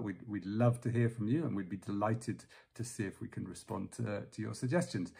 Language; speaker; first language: English; native; English